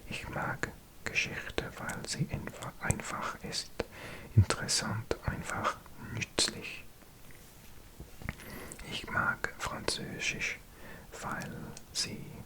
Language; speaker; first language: German; non-native, learner; English